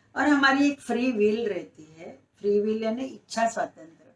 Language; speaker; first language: Hindi; non-native, local second language; Marathi